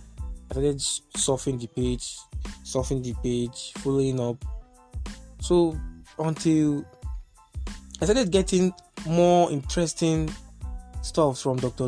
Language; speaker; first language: English; non-native, local second language; Igbo